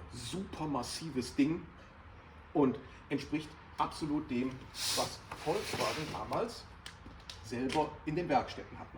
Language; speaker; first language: German; native; German